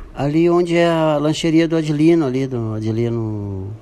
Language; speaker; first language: Portuguese; native; Portuguese